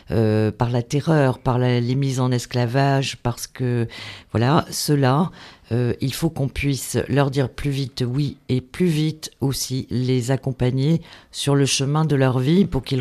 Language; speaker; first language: French; native; French